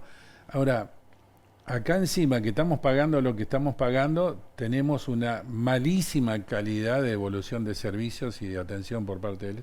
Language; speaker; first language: Spanish; native; Spanish